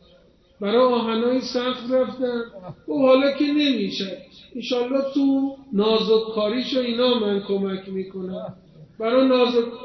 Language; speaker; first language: Persian; native; Persian